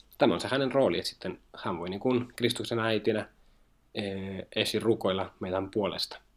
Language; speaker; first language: Finnish; non-native, fluent; Spanish